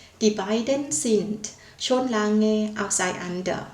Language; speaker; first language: German; non-native, learner; Thai